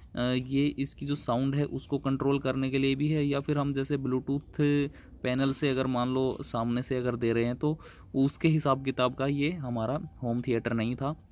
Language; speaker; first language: Hindi; native; Hindi